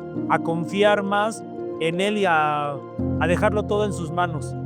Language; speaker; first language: Spanish; native; Spanish